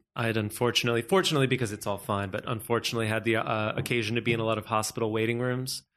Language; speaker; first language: English; native; English